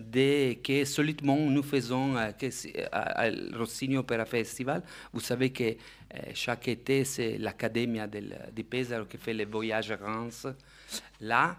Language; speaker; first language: French; non-native, fluent; Italian